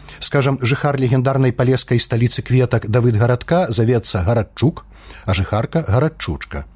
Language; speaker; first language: Belarusian; native; Belarusian